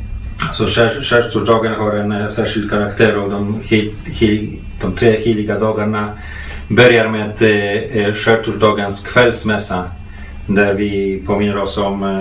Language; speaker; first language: Swedish; non-native, fluent; Polish